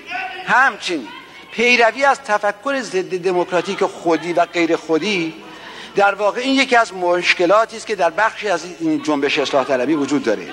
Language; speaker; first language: Persian; native; Persian